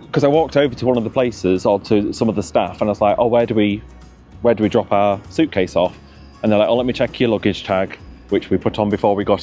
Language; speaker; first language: English; native; English